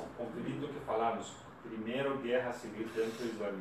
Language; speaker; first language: Portuguese; non-native, learner; Persian